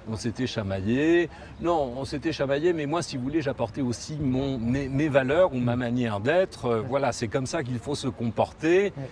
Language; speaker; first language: French; non-native, local second language; Spanish